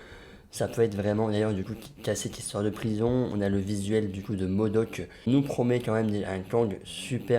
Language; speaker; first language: French; native; French